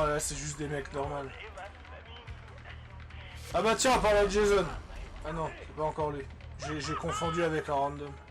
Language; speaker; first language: French; native; French